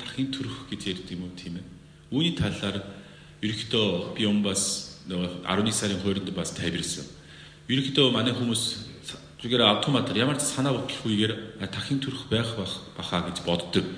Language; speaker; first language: Mongolian; non-native, fluent; Korean